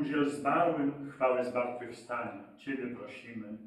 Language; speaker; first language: Polish; native; Polish